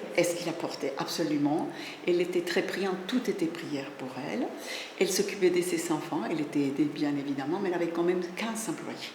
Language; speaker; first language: French; non-native, fluent; Spanish